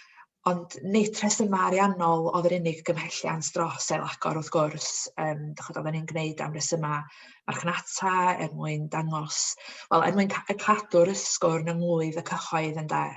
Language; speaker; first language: Welsh; native; Welsh